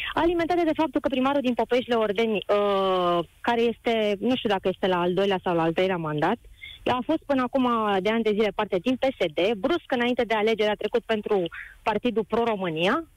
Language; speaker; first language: Romanian; native; Romanian